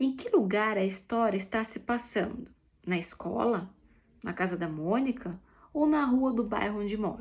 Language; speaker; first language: Portuguese; native; Portuguese